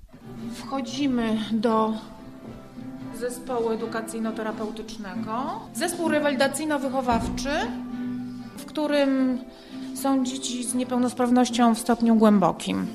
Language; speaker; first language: Polish; native; Polish